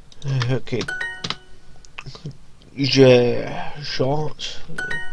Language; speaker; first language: French; non-native, learner; English